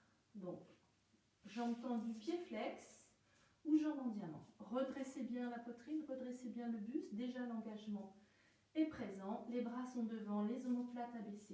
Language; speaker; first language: French; native; French